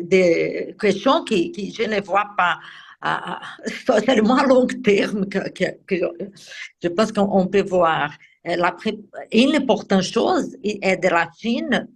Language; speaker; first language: French; non-native, fluent; Portuguese